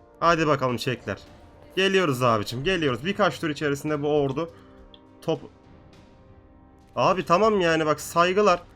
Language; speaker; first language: Turkish; native; Turkish